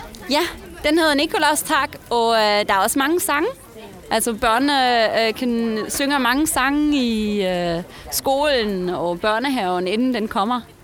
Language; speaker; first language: Danish; non-native, fluent; German